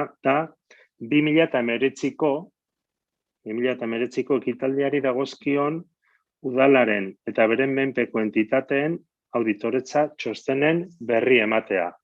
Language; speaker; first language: Basque; native; Basque